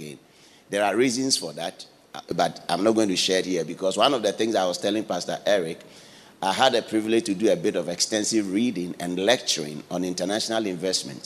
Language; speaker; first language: English; non-native, local second language; Akan